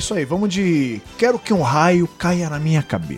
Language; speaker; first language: Portuguese; native; Portuguese